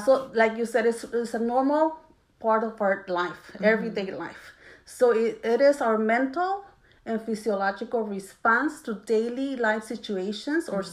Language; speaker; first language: English; early bilingual, other home language; Spanish